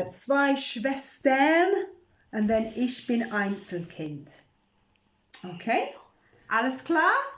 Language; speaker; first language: German; non-native, fluent; English